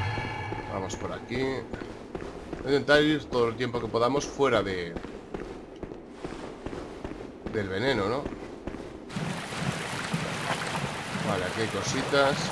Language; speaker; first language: Spanish; native; Spanish